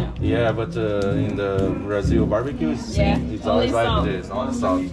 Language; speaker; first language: English; non-native, learner; Portuguese